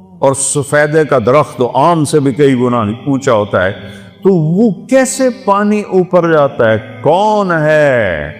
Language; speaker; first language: Urdu; non-native, local second language; Saraiki